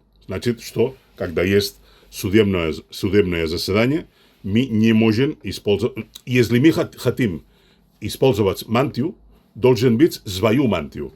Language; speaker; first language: Russian; non-native, fluent; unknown